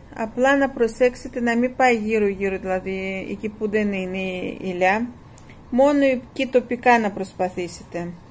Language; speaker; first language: Greek; non-native, fluent; Russian